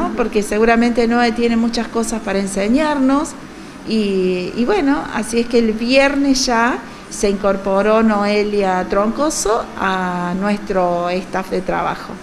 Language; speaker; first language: Spanish; native; Spanish